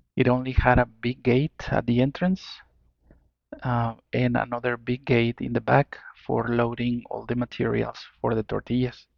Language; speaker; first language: English; non-native, fluent; Spanish